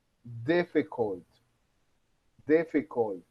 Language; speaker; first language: English; non-native, fluent; Spanish